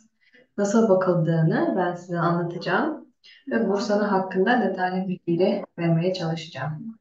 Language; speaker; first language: Turkish; non-native, fluent; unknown